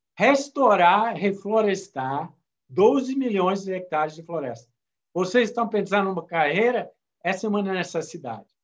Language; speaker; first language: Portuguese; non-native, fluent; English